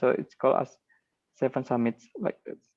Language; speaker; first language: English; non-native, learner; Indonesian